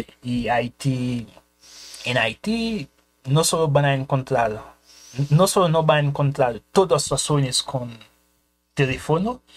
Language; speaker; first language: Spanish; non-native, fluent; Haitian Creole